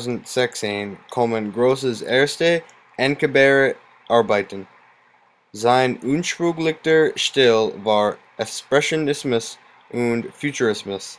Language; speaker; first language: German; non-native, learner; English